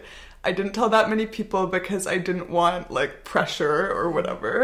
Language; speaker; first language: English; native; English